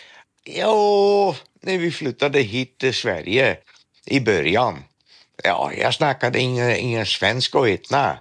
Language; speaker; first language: Swedish; non-native, learner; Dutch